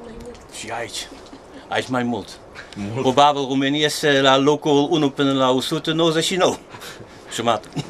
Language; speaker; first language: Romanian; non-native, learner; Dutch